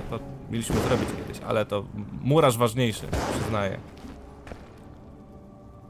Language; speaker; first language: Polish; native; Polish